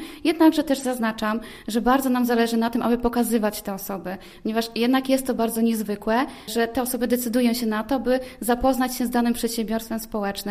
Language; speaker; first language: Polish; native; Polish